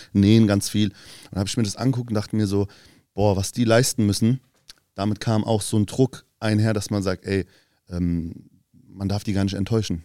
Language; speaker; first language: German; early bilingual, other home language; Turkish